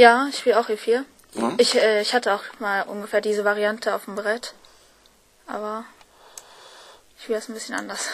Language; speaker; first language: German; native; German